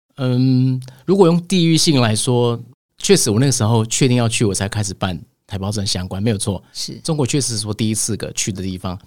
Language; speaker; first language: Chinese; native; Chinese